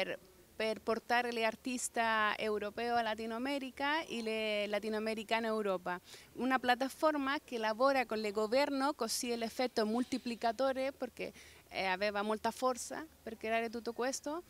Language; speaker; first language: Italian; non-native, fluent; Spanish